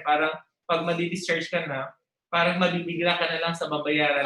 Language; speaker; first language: Filipino; native; Filipino